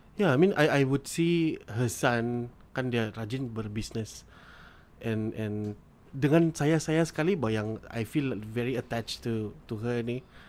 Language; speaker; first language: English; non-native, local second language; Malay